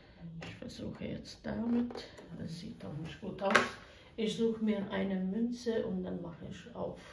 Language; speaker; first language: German; non-native, fluent; Croatian